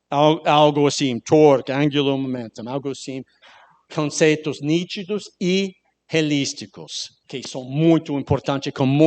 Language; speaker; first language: Portuguese; non-native, learner; English